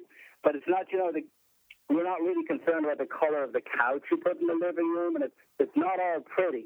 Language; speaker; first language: English; native; English